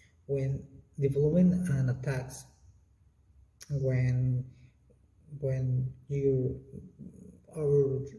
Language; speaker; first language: English; non-native, learner; Spanish